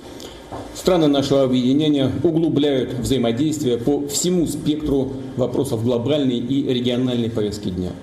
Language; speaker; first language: Russian; native; Russian